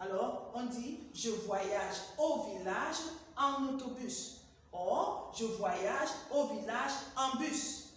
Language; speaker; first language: French; non-native, fluent; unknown